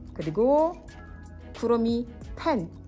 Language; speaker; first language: Korean; non-native, fluent; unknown